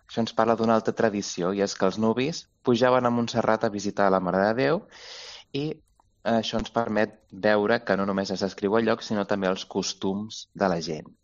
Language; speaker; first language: Catalan; native; Catalan